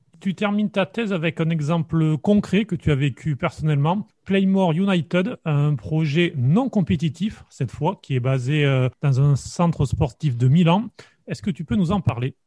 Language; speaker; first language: French; native; French